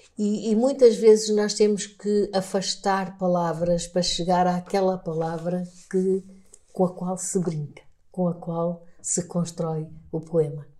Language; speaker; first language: Portuguese; native; Portuguese